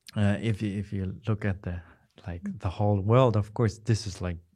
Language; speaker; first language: English; non-native, fluent; German